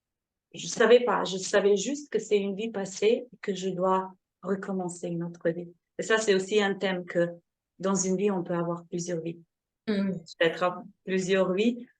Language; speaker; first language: French; non-native, fluent; Slovenian